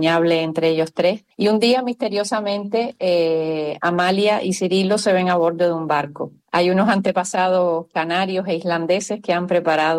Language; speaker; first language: Spanish; native; Spanish